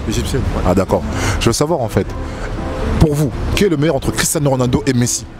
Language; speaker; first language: French; native; French